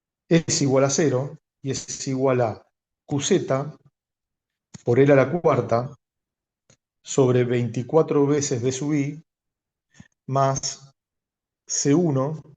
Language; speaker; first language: Spanish; native; Spanish